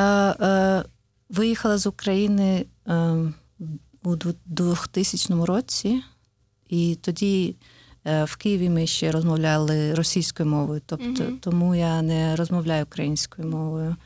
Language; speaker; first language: Ukrainian; non-native, local second language; Russian